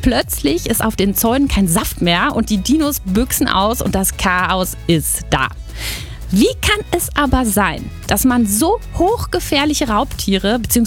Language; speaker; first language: German; native; German